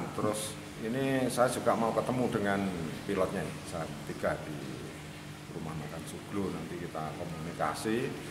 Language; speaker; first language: Indonesian; native; Indonesian